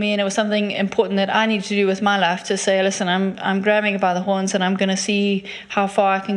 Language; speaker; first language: English; native; English